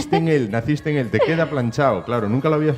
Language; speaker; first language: Spanish; native; Spanish